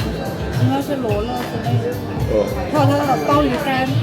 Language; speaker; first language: Chinese; native; Chinese